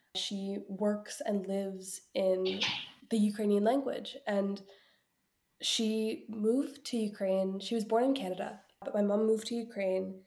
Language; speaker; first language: English; early bilingual, other home language; Ukrainian